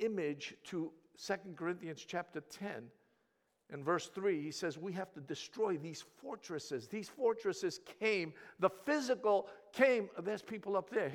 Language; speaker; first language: English; early bilingual, other home language; Greek